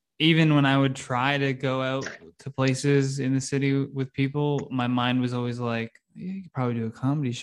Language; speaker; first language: English; native; English